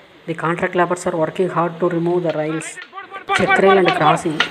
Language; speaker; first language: English; non-native, local second language; Tamil